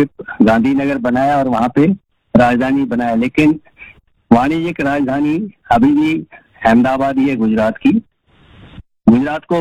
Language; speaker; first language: Hindi; non-native, local second language; Gujarati